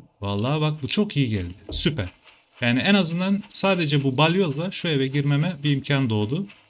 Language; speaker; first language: Turkish; early bilingual, heritage; Turkish